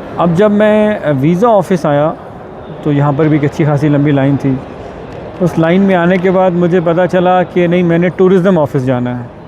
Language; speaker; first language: Urdu; native; Urdu